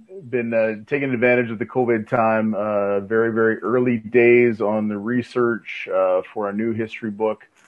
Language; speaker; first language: English; native; English